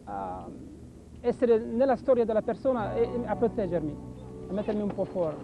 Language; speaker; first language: Italian; non-native, fluent; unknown